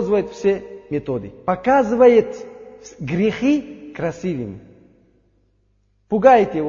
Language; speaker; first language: Russian; non-native, learner; Uzbek